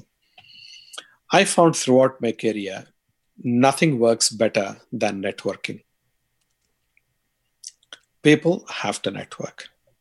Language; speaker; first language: English; non-native, local second language; Tamil